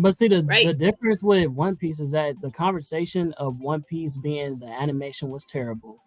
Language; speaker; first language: English; native; English